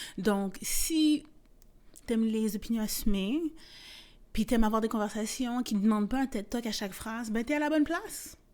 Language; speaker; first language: French; native; French